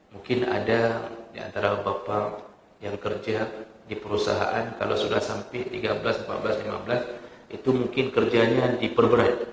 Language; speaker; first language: Malay; non-native, local second language; Achinese